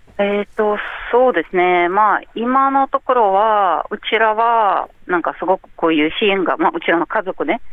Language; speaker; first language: Japanese; non-native, fluent; Ukrainian